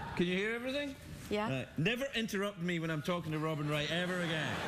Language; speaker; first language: English; native; English